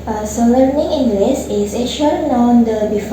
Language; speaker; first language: English; non-native, learner; Indonesian